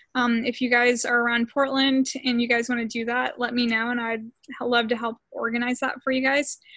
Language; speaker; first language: English; early bilingual, other home language; Spanish